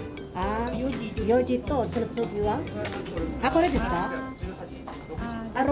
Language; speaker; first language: Japanese; non-native, fluent; Filipino